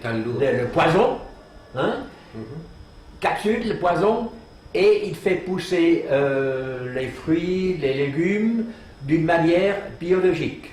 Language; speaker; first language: French; non-native, fluent; German